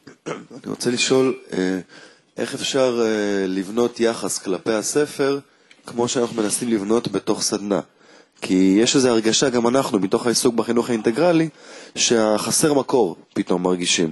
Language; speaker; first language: Hebrew; native; Hebrew